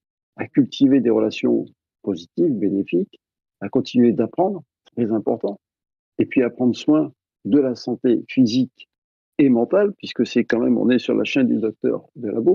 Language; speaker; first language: French; native; French